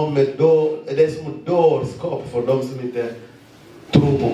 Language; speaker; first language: Swedish; non-native, fluent; Lingala